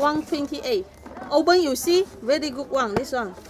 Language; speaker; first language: English; non-native, learner; Chinese